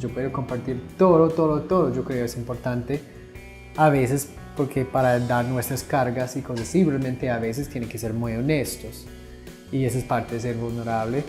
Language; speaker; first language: Spanish; non-native, fluent; English